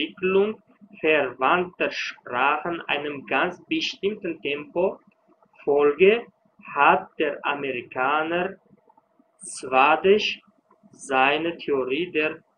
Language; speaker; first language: German; non-native, fluent; Uzbek